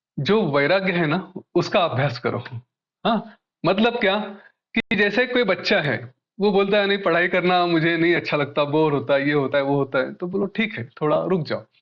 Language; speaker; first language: Hindi; non-native, local second language; Marathi